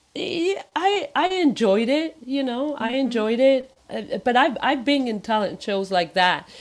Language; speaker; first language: English; non-native, fluent; Spanish